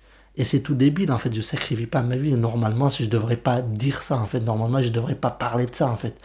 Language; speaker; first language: French; early bilingual, other home language; Kurdish